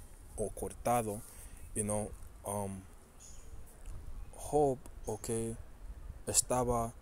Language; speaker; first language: Spanish; early bilingual, heritage; Spanish